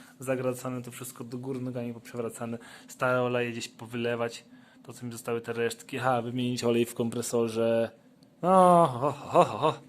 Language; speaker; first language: Polish; native; Polish